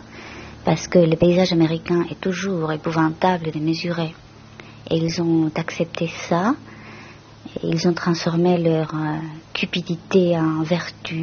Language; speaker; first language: French; non-native, fluent; Spanish